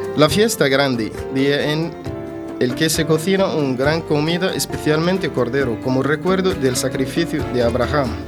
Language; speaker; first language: Spanish; non-native, fluent; Arabic